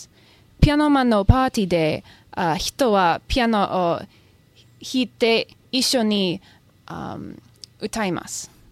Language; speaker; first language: Japanese; non-native, learner; English